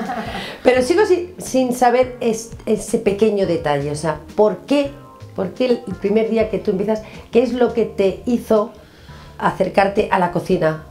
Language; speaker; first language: Spanish; native; Spanish